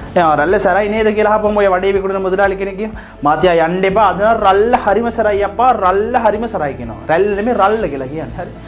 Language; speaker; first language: Sinhala; non-native, local second language; Tamil